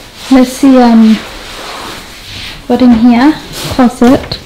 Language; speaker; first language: English; non-native, learner; Thai